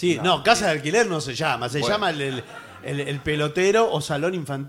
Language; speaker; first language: Spanish; native; Spanish